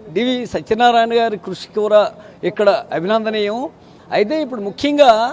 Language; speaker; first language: Telugu; native; Telugu